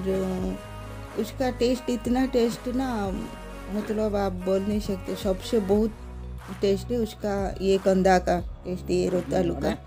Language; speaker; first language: Hindi; non-native, local second language; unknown